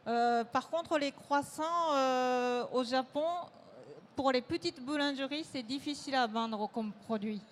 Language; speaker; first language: French; non-native, fluent; Japanese